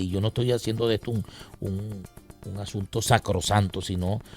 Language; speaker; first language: Spanish; native; Spanish